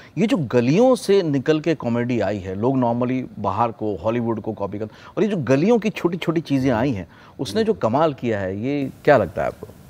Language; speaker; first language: Hindi; native; Hindi